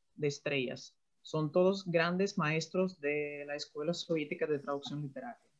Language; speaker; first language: Spanish; non-native, fluent; Russian